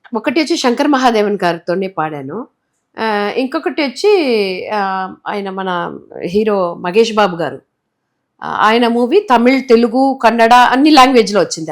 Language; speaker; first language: Telugu; non-native, local second language; Tamil